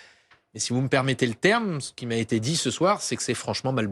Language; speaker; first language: French; native; French